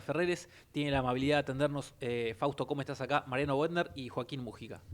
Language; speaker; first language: Spanish; native; Spanish